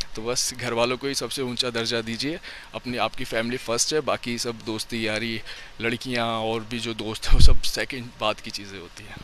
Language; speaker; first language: Hindi; native; Hindi